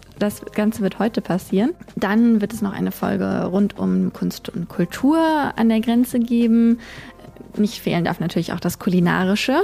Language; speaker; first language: German; native; German